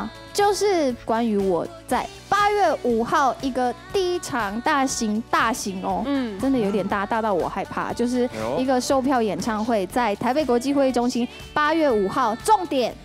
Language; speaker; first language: Chinese; native; Chinese